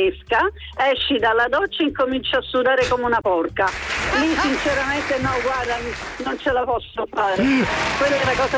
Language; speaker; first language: Italian; native; Italian